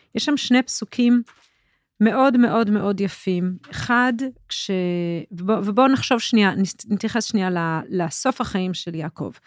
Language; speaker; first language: Hebrew; native; Hebrew